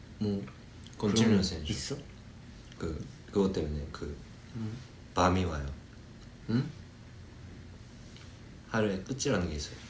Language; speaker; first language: Korean; non-native, fluent; Japanese